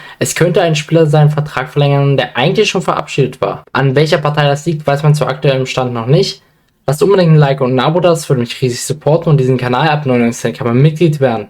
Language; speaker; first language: German; native; German